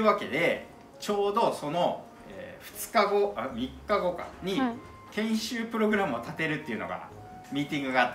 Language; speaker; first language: Japanese; native; Japanese